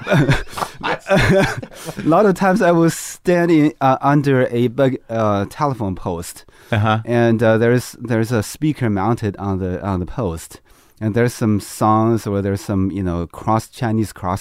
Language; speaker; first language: English; non-native, fluent; Chinese